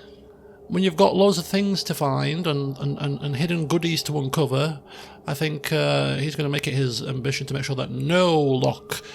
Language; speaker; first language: English; native; English